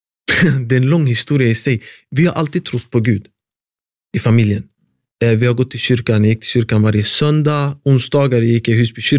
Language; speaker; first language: Swedish; early bilingual, other home language; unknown